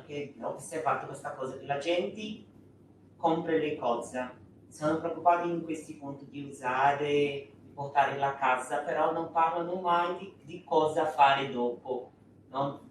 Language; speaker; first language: Italian; non-native, fluent; Portuguese